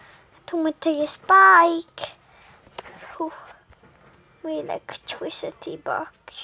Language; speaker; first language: Polish; early bilingual, heritage; Polish